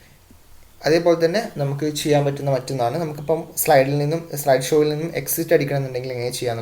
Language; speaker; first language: Malayalam; native; Malayalam